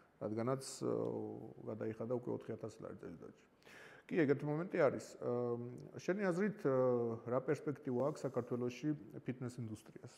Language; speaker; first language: Georgian; early bilingual, heritage; Georgian